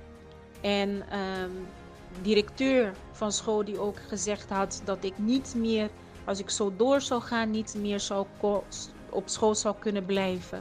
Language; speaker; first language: Dutch; non-native, fluent; Portuguese